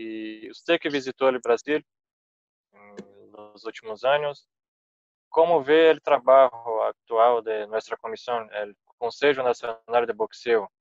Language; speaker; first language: Spanish; non-native, fluent; Portuguese